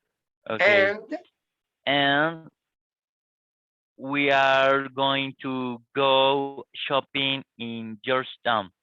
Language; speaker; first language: English; non-native, learner; Spanish